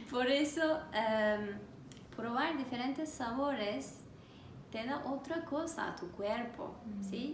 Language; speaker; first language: Spanish; non-native, learner; Turkish